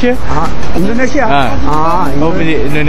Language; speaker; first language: Indonesian; non-native, learner; Korean